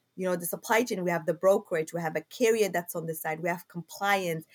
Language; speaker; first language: English; non-native, fluent; Somali